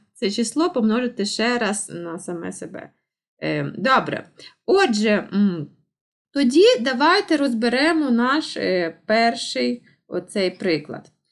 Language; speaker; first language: Ukrainian; non-native, local second language; Russian